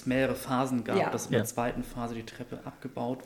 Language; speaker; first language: German; native; German